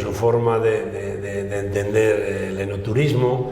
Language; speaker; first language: Spanish; native; Spanish